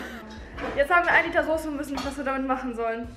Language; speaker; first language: German; native; German